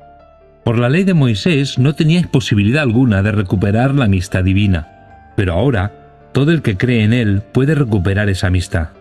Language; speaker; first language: Spanish; native; Spanish